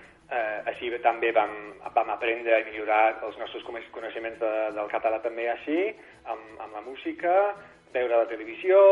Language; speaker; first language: Catalan; non-native, fluent; English